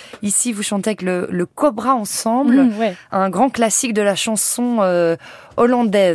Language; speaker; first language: French; native; French